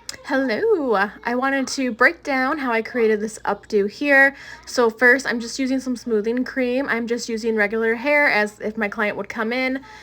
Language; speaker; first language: English; native; English